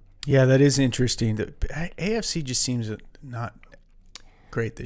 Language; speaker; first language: English; native; English